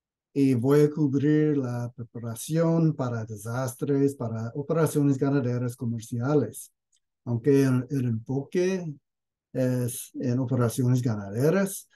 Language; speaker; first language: Spanish; non-native, fluent; English